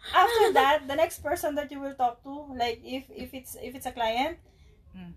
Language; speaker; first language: English; non-native, local second language; Filipino